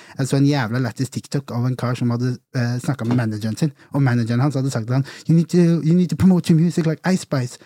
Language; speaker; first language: Norwegian; early bilingual, other home language; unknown